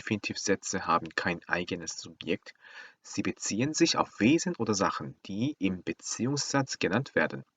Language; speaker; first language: German; non-native, learner; Korean